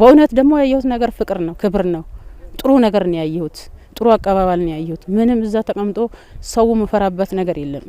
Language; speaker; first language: Amharic; non-native, local second language; Oromo